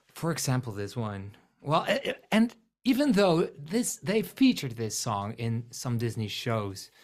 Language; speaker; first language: English; non-native, fluent; Dutch